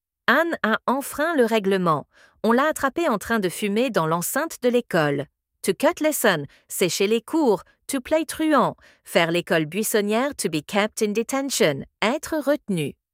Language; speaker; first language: French; native; French